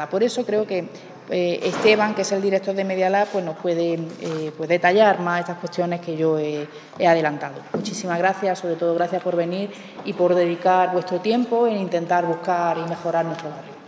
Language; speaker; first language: Spanish; native; Spanish